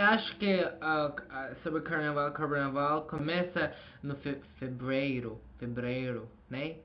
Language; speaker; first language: Portuguese; non-native, learner; Azerbaijani